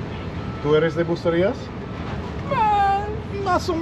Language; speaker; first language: Spanish; non-native, learner; English